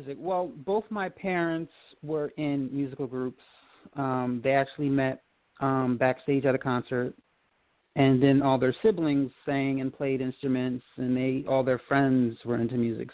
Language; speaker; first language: English; native; English